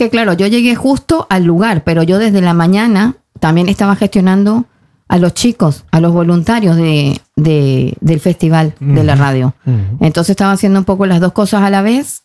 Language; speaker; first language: Spanish; native; Spanish